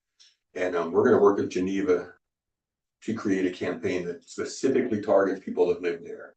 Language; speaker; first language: English; native; English